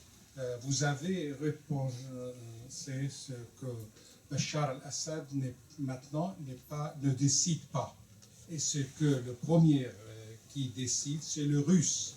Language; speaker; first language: French; non-native, learner; Arabic